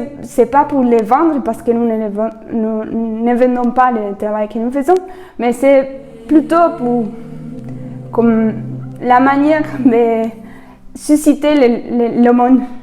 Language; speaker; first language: French; non-native, fluent; Spanish